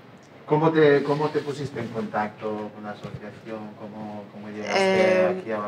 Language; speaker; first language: Spanish; non-native, local second language; Catalan